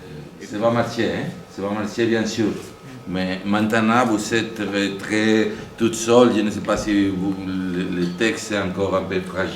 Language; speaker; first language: French; non-native, learner; Spanish